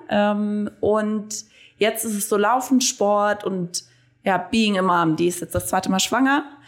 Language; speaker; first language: German; native; German